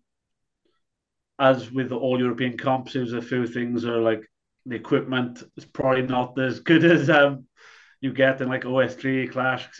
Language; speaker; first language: English; native; English